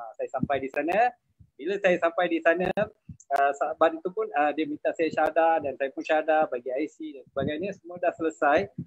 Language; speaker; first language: Malay; non-native, local second language; Tamil